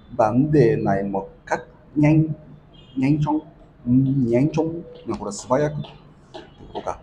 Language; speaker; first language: Vietnamese; non-native, learner; Japanese